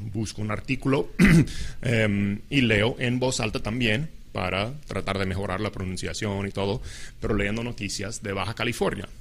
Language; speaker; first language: Spanish; non-native, fluent; English